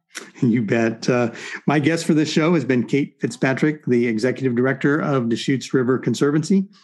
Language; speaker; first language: English; native; English